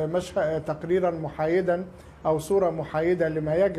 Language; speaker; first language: Arabic; native; Arabic